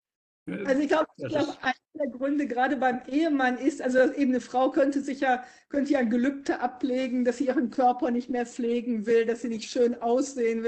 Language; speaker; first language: German; native; German